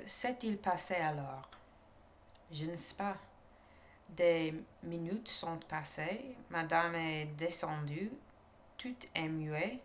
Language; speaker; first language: French; non-native, learner; English